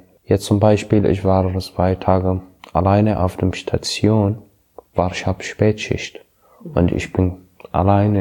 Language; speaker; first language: German; non-native, learner; Arabic